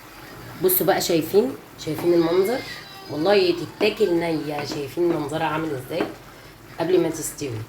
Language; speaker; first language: Arabic; native; Arabic